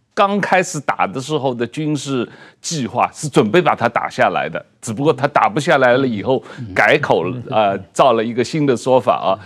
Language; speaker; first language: Chinese; native; Chinese